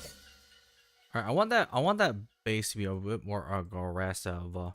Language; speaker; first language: English; native; English